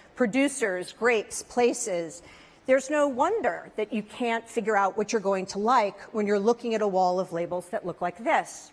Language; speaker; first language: English; native; English